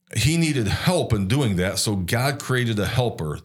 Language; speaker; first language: English; native; English